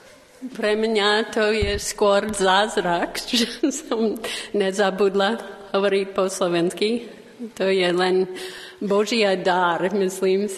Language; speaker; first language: Slovak; non-native, learner; English